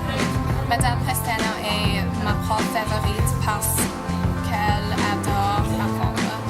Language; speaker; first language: French; non-native, learner; English